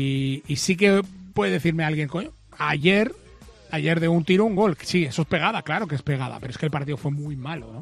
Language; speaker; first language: Spanish; native; Spanish